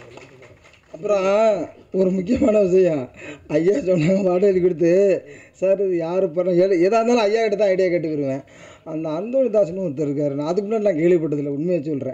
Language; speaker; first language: Tamil; native; Tamil